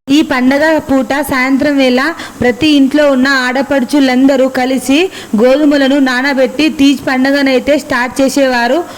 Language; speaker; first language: Telugu; non-native, local second language; Lambadi